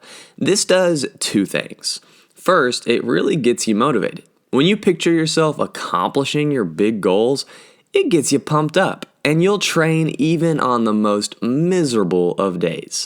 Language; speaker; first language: English; native; English